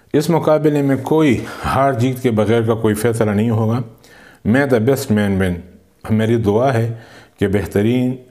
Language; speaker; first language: Urdu; non-native, local second language; Pashto